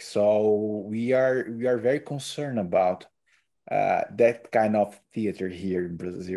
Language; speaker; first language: English; non-native, learner; Portuguese